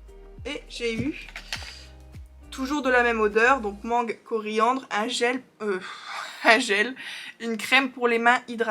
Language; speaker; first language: French; native; French